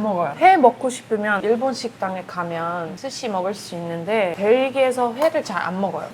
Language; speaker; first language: Korean; non-native, fluent; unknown